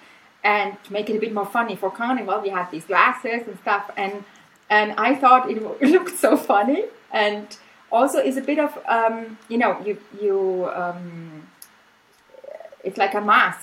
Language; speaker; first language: English; non-native, fluent; German